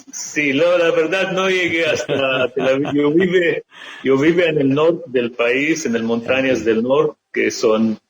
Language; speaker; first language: Spanish; non-native, fluent; Arabic